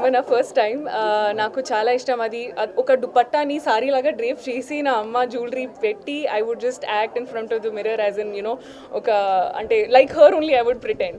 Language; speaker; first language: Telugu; non-native, local second language; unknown